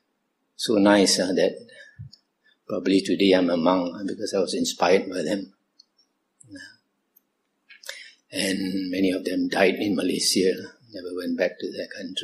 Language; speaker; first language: English; non-native, local second language; Min Nan Chinese